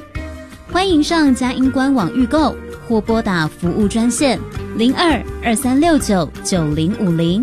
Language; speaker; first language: Chinese; native; Chinese